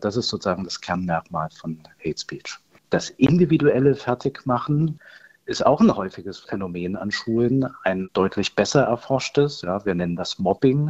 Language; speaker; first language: German; native; German